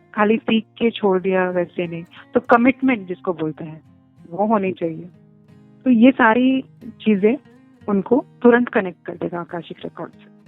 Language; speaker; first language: Hindi; non-native, local second language; Gujarati